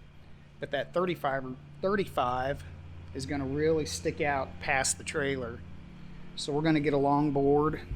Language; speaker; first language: English; native; English